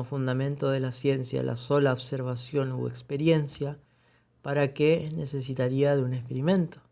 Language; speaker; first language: Spanish; native; Spanish